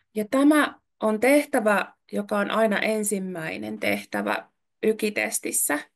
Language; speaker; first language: Finnish; native; Finnish